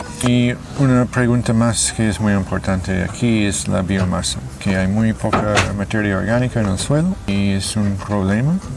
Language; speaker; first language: Spanish; non-native, fluent; English